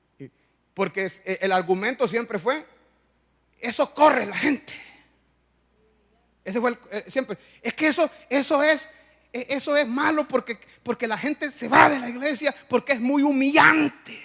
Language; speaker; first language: Spanish; native; Spanish